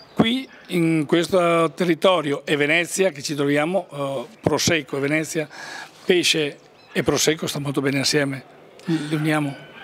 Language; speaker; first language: Italian; native; Italian